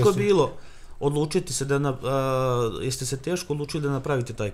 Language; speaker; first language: Croatian; native; Croatian